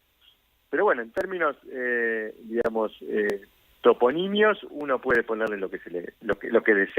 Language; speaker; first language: Spanish; native; Spanish